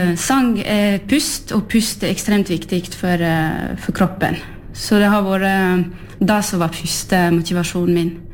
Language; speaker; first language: Norwegian; early bilingual, heritage; French